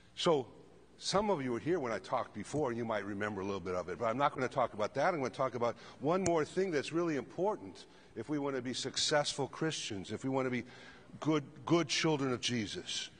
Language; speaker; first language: English; native; English